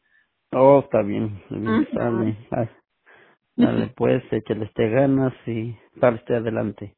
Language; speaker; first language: Spanish; native; Spanish